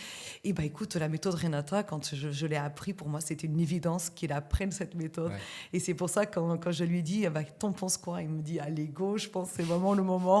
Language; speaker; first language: French; native; French